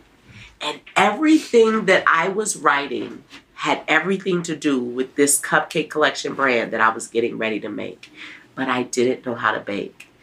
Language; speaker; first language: English; native; English